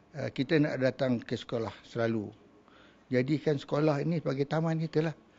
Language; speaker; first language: Malay; native; Malay